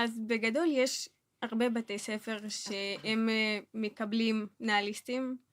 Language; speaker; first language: Hebrew; non-native, fluent; Russian